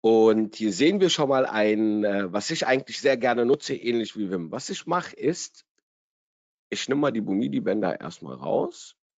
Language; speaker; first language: German; native; German